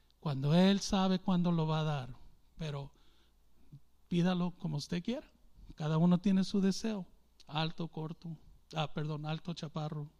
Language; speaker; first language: Spanish; early bilingual, heritage; English